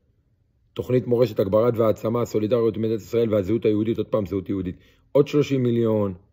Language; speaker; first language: Hebrew; native; Hebrew